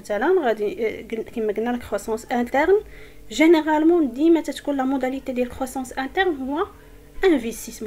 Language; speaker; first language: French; non-native, local second language; Arabic